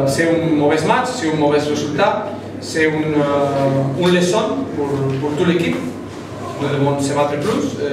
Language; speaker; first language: French; non-native, fluent; Spanish